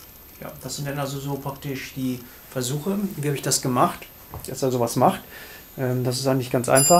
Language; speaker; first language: German; native; German